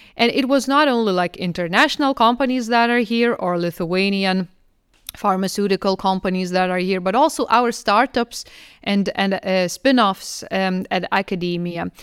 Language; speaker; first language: English; non-native, fluent; Lithuanian